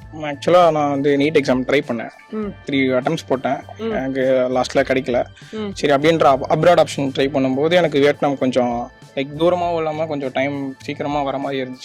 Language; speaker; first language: Tamil; native; Tamil